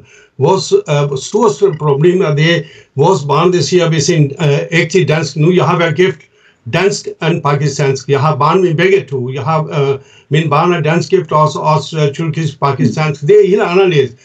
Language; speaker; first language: Danish; non-native, fluent; Urdu